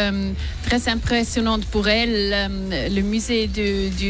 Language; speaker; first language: French; non-native, local second language; Swiss German